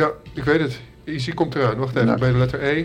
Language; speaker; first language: Dutch; native; Dutch